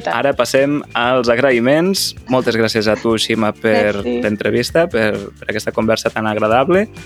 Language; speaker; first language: Catalan; native; Catalan